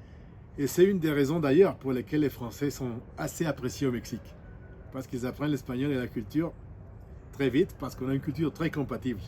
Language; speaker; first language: French; non-native, fluent; Spanish